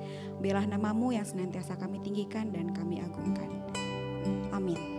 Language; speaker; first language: Indonesian; native; Indonesian